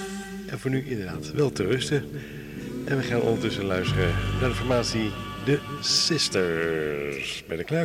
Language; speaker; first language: Dutch; native; Dutch